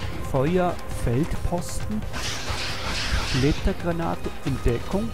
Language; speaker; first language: German; non-native, fluent; Swiss German